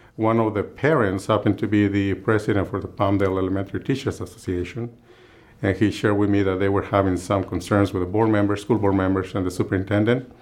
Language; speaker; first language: English; non-native, fluent; Spanish